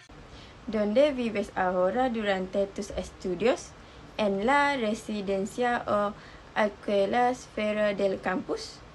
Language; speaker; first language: Spanish; non-native, learner; Malay